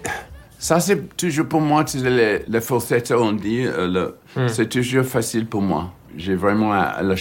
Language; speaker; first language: French; non-native, learner; English